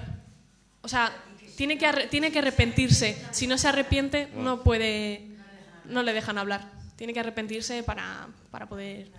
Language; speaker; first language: Spanish; native; Spanish